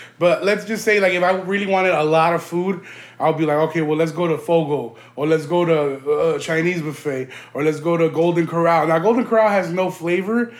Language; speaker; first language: English; early bilingual, other home language; Spanish